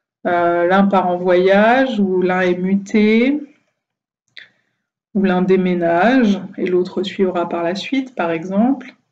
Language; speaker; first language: French; native; French